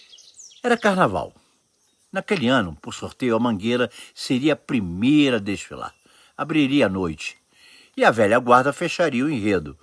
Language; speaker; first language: Portuguese; native; Portuguese